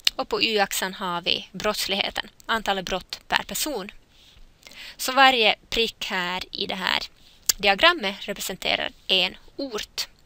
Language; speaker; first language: Swedish; native; Swedish